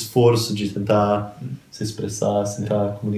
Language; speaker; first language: Portuguese; early bilingual, other home language; Danish